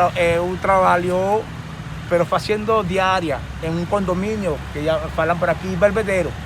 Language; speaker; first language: Portuguese; non-native, learner; Spanish